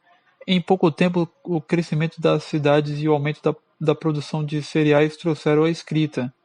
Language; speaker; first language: Portuguese; native; Portuguese